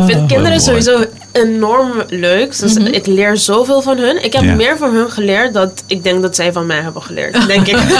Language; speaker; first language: Dutch; non-native, local second language; Papiamento